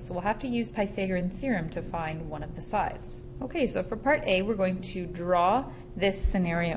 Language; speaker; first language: English; native; English